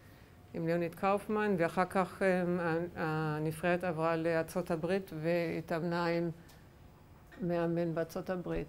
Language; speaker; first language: Hebrew; non-native, fluent; German